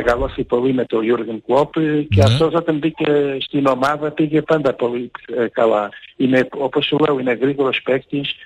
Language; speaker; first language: Greek; non-native, learner; Portuguese